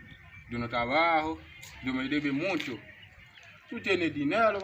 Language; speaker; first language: Spanish; non-native, learner; Haitian Creole